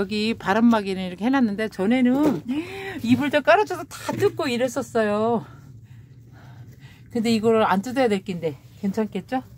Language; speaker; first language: Korean; native; Korean